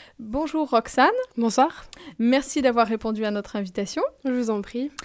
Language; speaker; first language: French; native; French